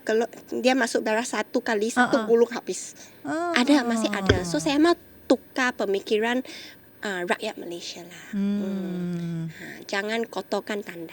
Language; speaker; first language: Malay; non-native, local second language; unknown